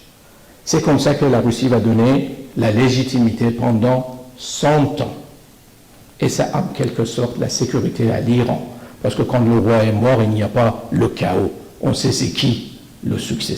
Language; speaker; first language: French; non-native, fluent; Persian